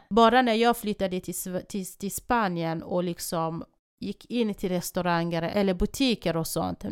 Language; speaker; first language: Swedish; early bilingual, other home language; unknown